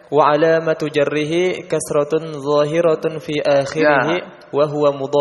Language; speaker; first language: Arabic; non-native, learner; Indonesian